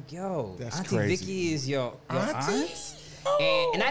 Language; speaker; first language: English; native; English